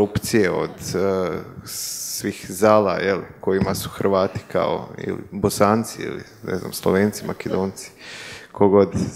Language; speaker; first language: Croatian; native; Croatian